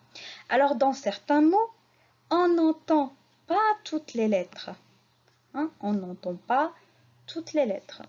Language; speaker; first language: French; non-native, local second language; Arabic